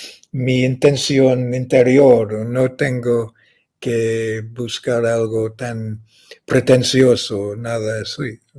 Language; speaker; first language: Spanish; non-native, fluent; English